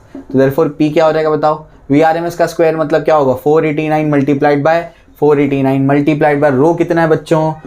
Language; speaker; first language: Hindi; native; Hindi